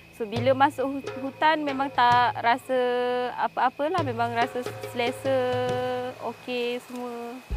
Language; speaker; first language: Malay; non-native, local second language; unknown